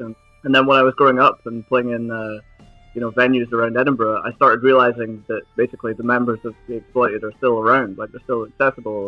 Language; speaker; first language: English; native; English